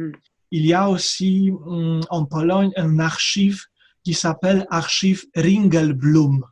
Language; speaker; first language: French; non-native, fluent; Polish